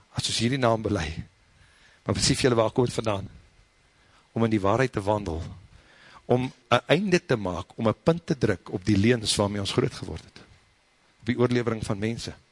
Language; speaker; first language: Afrikaans; native; Afrikaans